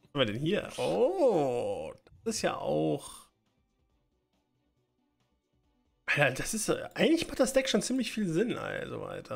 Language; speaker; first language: German; native; German